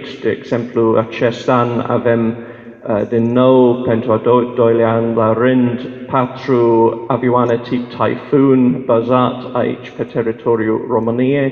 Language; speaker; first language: Romanian; non-native, fluent; English